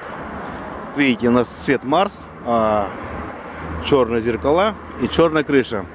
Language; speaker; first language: Russian; native; Russian